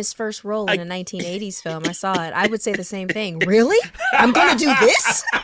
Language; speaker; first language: English; native; English